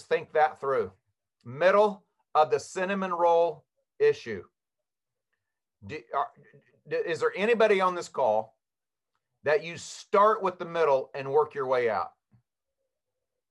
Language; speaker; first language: English; native; English